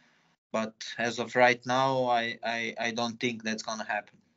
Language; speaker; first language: English; non-native, fluent; Serbian